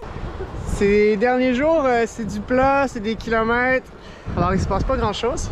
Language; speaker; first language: French; native; French